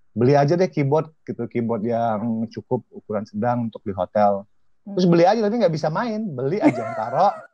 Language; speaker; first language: Indonesian; native; Indonesian